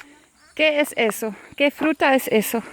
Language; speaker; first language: Spanish; non-native, learner; Dutch